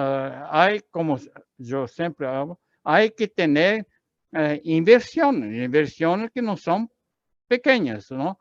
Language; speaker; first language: Spanish; non-native, learner; Portuguese